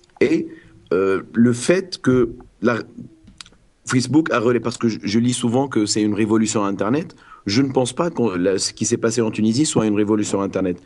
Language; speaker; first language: French; non-native, local second language; Arabic